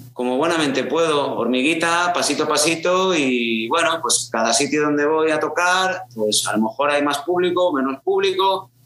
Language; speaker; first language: Spanish; native; Spanish